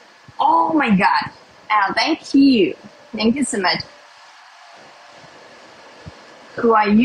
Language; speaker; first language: English; non-native, learner; Russian